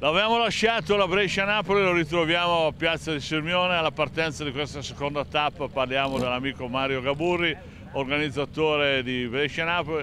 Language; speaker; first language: Italian; native; Italian